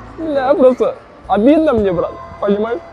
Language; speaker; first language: Russian; non-native, local second language; Kazakh